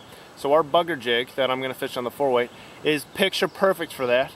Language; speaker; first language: English; native; English